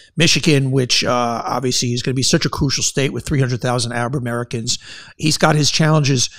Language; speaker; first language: English; native; English